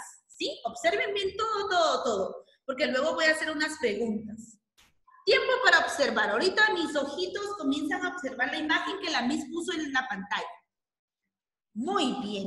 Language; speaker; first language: Spanish; native; Spanish